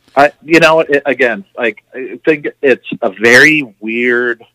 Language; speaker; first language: English; native; English